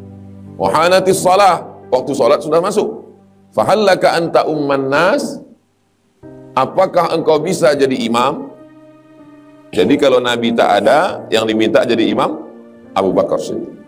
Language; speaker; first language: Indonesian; native; Indonesian